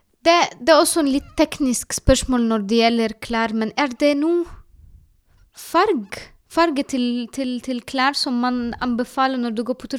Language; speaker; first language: Norwegian; non-native, learner; Arabic